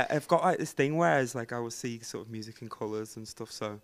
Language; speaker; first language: English; native; English